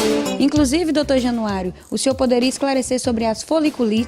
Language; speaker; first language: Portuguese; native; Portuguese